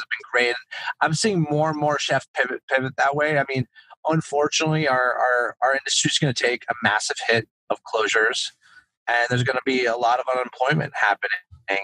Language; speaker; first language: English; native; English